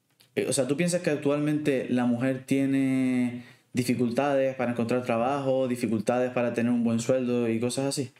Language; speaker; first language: Spanish; native; Spanish